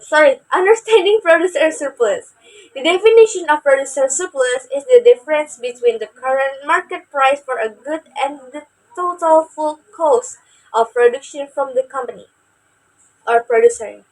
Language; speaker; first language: English; non-native, learner; Indonesian